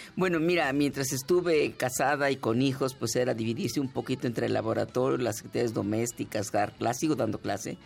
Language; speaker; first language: Spanish; native; Spanish